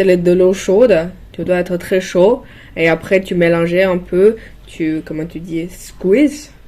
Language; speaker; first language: French; non-native, learner; Chinese